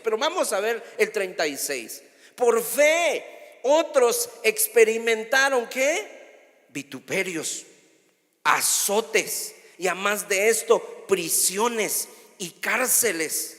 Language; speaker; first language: Spanish; native; Spanish